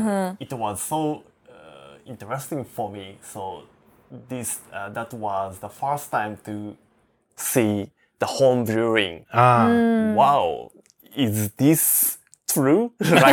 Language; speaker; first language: English; non-native, learner; Japanese